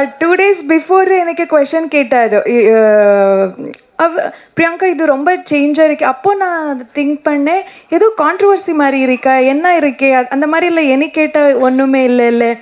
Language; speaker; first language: Tamil; non-native, learner; Kannada